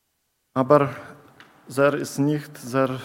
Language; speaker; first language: German; non-native, learner; Ukrainian